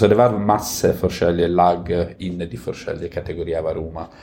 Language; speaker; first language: Norwegian; non-native, fluent; Italian